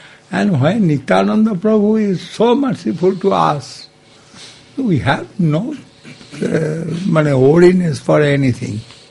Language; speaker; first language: English; non-native, local second language; Bangla